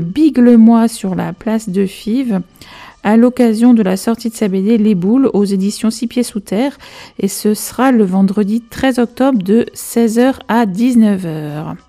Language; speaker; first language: French; native; French